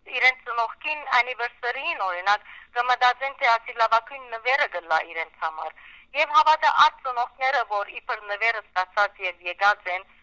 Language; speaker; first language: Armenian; early bilingual, heritage; Armenian